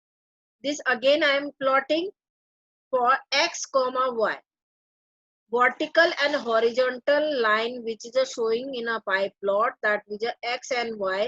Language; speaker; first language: English; non-native, local second language; Hindi